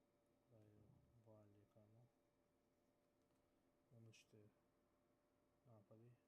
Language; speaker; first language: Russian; non-native, local second language; Kazakh